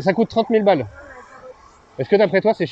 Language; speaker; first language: French; native; French